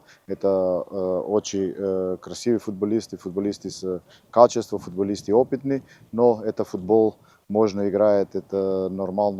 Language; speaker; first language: Russian; non-native, learner; Macedonian